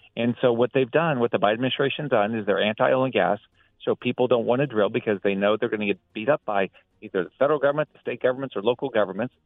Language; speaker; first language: English; native; English